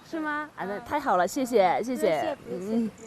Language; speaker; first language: Chinese; non-native, learner; Korean